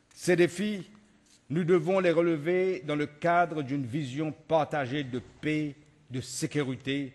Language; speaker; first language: French; non-native, local second language; Morisyen